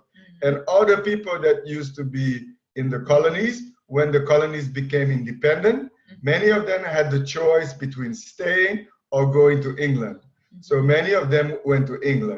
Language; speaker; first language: English; non-native, fluent; Portuguese